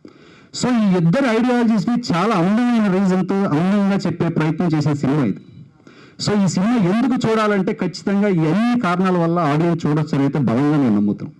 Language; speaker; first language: Telugu; native; Telugu